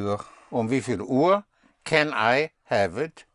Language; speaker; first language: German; non-native, fluent; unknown